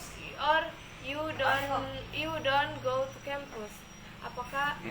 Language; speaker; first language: English; non-native, learner; Indonesian